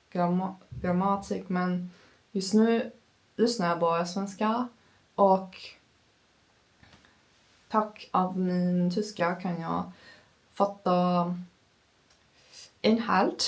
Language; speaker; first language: Swedish; non-native, learner; Turkish